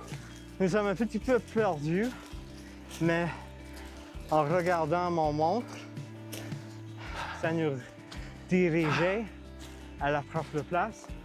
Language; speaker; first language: French; non-native, learner; English